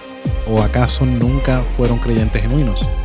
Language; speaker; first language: Spanish; native; Spanish